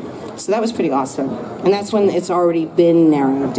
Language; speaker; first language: English; native; English